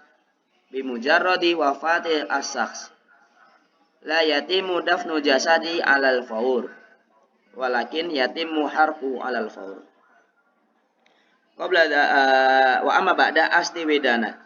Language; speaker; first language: Arabic; non-native, learner; Indonesian